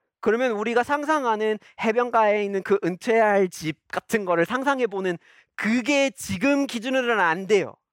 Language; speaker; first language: Korean; non-native, fluent; English